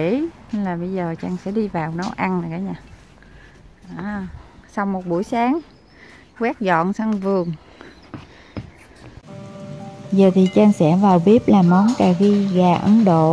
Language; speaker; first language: Vietnamese; native; Vietnamese